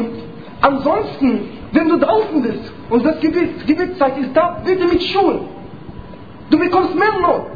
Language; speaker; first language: German; non-native, fluent; Arabic